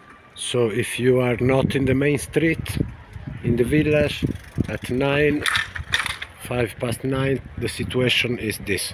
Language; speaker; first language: English; non-native, learner; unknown